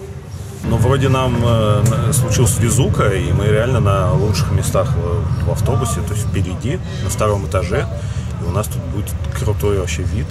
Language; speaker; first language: Russian; native; Russian